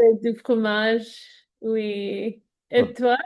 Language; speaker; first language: French; non-native, learner; Spanish